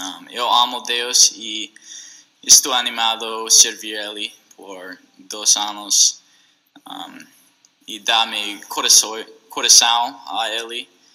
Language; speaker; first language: Portuguese; non-native, learner; English